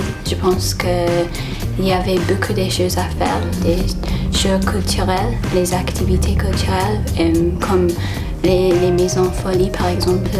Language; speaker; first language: French; non-native, fluent; English